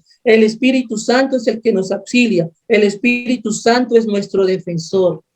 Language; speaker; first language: Spanish; native; Spanish